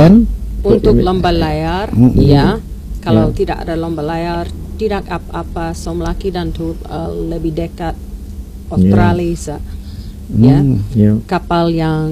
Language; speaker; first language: Indonesian; non-native, learner; English